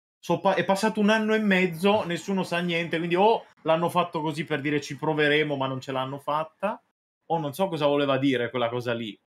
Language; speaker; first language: Italian; native; Italian